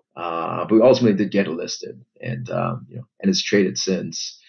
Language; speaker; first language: English; native; English